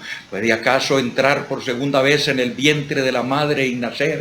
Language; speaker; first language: Spanish; native; Spanish